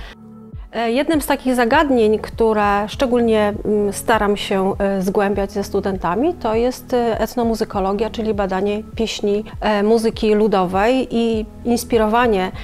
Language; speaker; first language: Polish; native; Polish